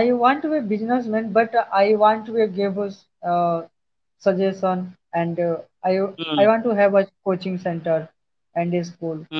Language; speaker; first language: English; non-native, learner; Hindi